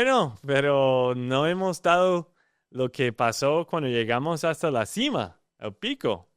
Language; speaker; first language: Spanish; non-native, learner; English